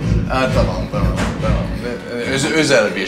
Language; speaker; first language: Turkish; non-native, learner; Dutch